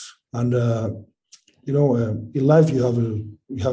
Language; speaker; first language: English; non-native, learner; Spanish